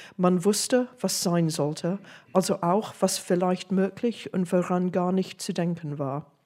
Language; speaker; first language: German; non-native, fluent; English